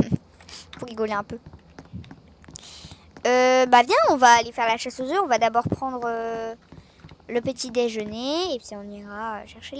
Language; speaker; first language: French; native; French